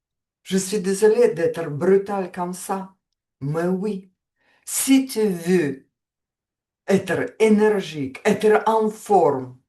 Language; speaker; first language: French; non-native, fluent; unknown